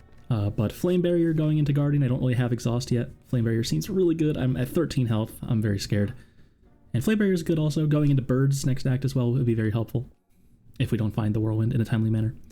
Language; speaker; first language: English; native; English